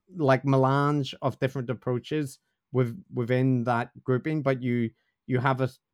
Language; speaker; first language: English; native; English